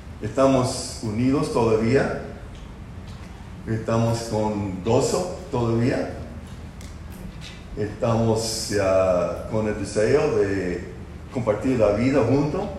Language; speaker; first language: Spanish; non-native, fluent; English